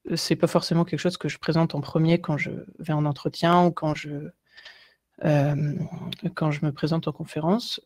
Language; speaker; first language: French; native; French